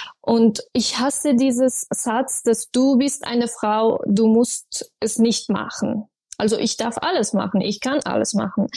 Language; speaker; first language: German; non-native, fluent; Persian